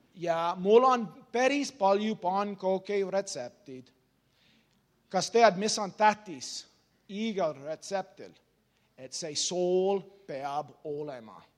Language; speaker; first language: Estonian; non-native, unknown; English